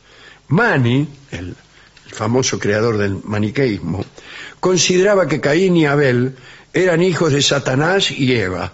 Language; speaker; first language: Spanish; native; Spanish